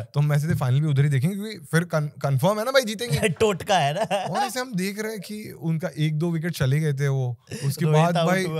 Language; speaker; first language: Hindi; non-native, local second language; Marathi